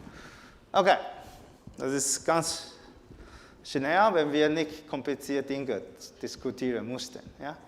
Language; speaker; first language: German; non-native, fluent; Chinese